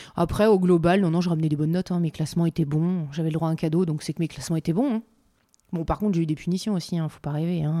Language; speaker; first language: French; native; French